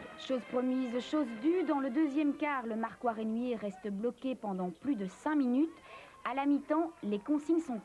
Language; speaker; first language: French; native; French